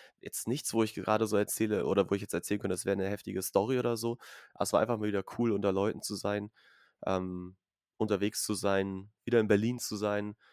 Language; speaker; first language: German; native; German